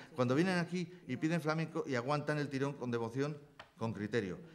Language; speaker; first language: Spanish; native; Spanish